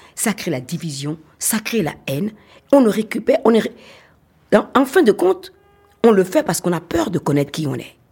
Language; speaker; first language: French; non-native, local second language; Fon